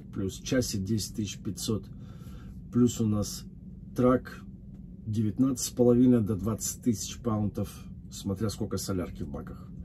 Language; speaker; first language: Russian; native; Russian